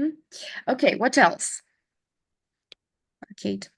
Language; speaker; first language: English; non-native, fluent; Russian